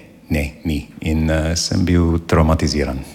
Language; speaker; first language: Slovenian; non-native, learner; English